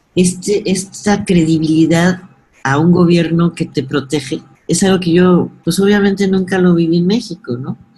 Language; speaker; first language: Spanish; native; Spanish